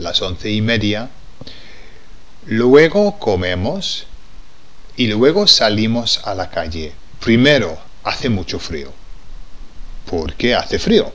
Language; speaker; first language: Spanish; non-native, fluent; English